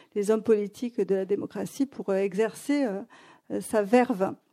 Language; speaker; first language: French; non-native, fluent; Greek